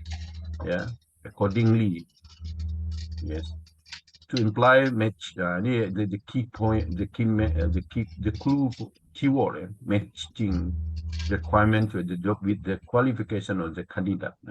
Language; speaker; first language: English; non-native, learner; Indonesian